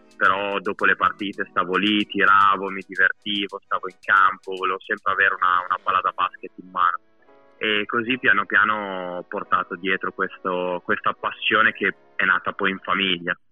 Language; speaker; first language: Italian; native; Italian